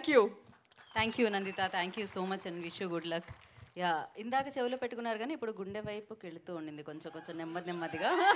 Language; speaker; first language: Telugu; native; Telugu